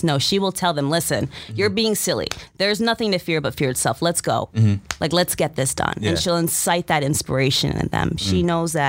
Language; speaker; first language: English; early bilingual, other home language; Russian